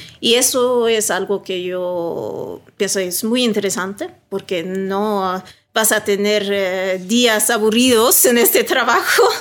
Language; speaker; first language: Spanish; early bilingual, heritage; Swedish